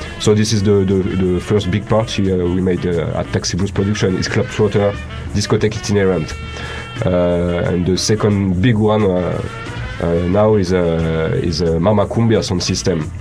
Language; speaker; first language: English; non-native, learner; French